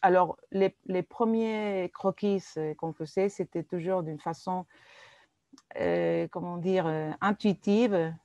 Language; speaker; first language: French; non-native, fluent; Spanish